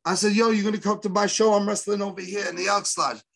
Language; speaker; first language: English; native; English